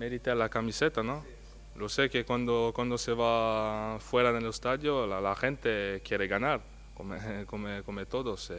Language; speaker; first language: Spanish; non-native, fluent; French